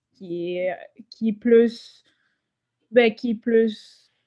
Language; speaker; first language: French; non-native, fluent; English